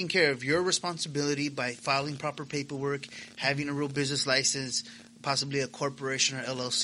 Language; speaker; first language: English; native; English